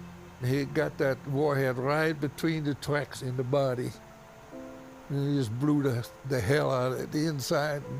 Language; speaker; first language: English; non-native, fluent; German